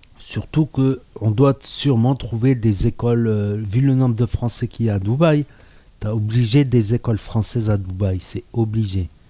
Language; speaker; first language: French; native; French